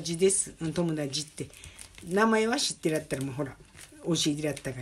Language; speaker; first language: Japanese; native; Japanese